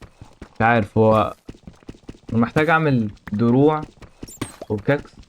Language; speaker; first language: Arabic; native; Arabic